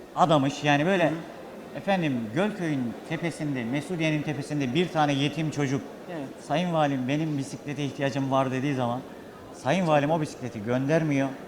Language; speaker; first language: Turkish; native; Turkish